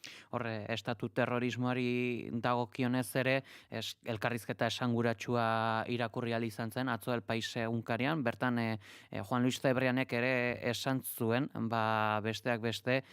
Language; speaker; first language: Basque; native; Basque